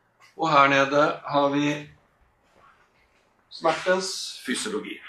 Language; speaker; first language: Norwegian; native; Norwegian